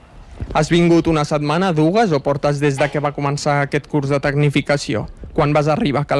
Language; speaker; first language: Catalan; native; Catalan